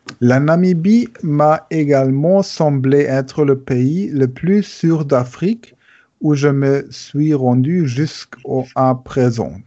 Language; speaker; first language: French; non-native, learner; German